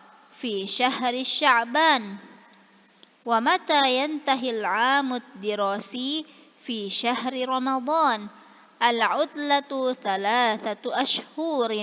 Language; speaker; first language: Arabic; non-native, fluent; Indonesian